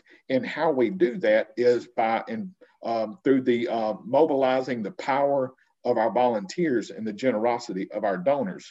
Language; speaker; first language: English; native; English